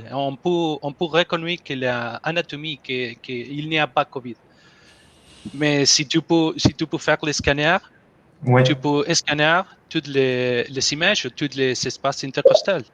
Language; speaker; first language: French; non-native, learner; Spanish